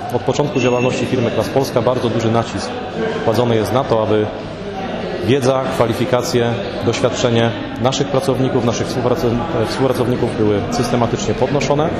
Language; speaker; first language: Polish; native; Polish